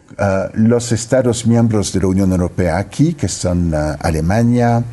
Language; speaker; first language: Spanish; non-native, fluent; French